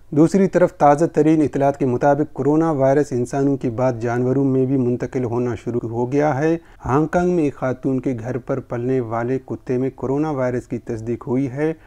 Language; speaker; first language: Urdu; non-native, local second language; Baluchi